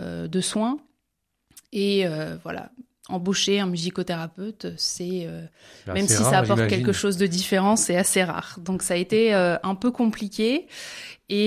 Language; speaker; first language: French; native; French